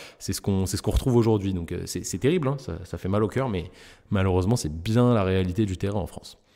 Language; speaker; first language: French; native; French